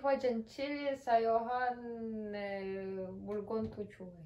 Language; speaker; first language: Korean; non-native, learner; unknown